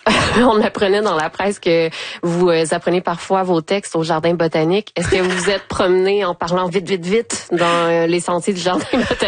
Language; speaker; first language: French; native; French